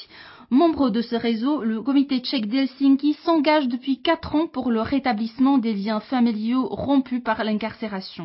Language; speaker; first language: French; native; French